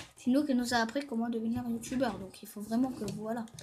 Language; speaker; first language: French; native; French